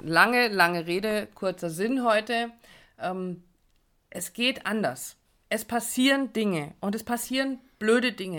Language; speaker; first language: German; native; German